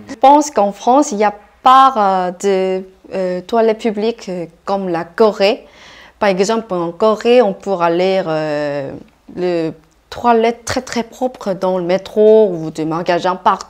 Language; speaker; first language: French; non-native, fluent; Korean